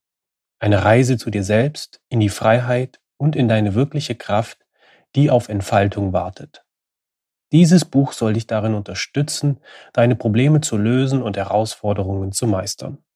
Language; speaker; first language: German; native; German